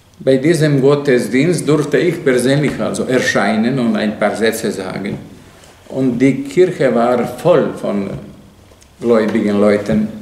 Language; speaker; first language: German; non-native, fluent; Serbian